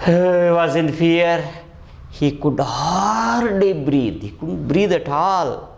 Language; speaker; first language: English; non-native, local second language; Kannada